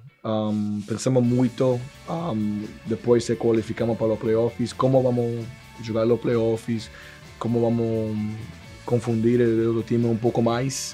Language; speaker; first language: Portuguese; non-native, learner; Spanish